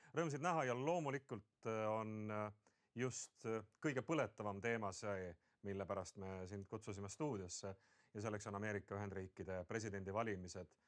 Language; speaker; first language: Estonian; native; Estonian